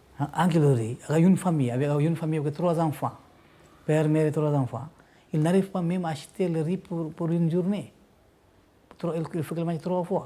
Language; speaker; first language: French; non-native, local second language; Malagasy